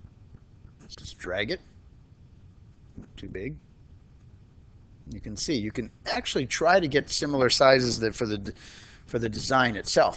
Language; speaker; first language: English; native; English